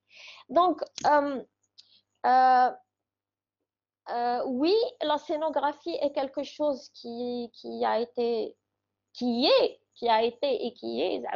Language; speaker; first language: French; non-native, local second language; Arabic